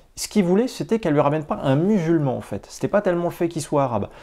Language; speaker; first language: French; native; French